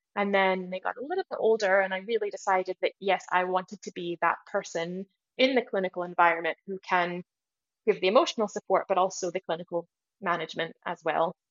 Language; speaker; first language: English; native; English